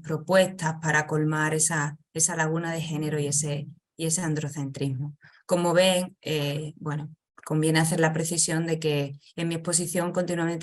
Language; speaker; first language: Spanish; native; Spanish